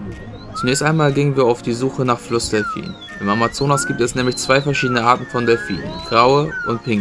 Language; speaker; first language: German; native; German